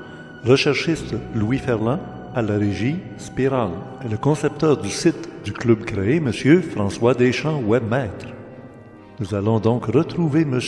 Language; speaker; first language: French; native; French